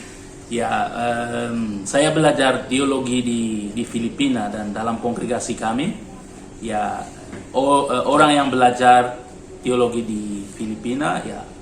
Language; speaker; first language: Indonesian; non-native, learner; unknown